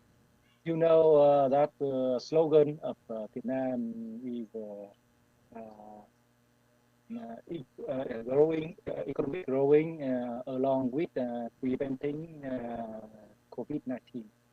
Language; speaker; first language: English; non-native, learner; Vietnamese